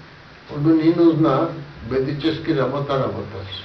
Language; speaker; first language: Russian; non-native, learner; Bangla